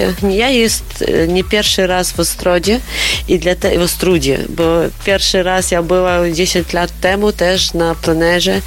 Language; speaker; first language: Polish; non-native, learner; Ukrainian